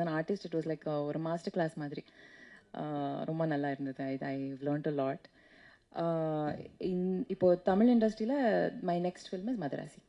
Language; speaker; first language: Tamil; non-native, learner; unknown